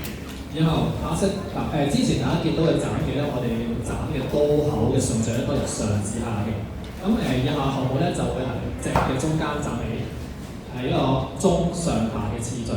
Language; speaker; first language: Cantonese; native; Cantonese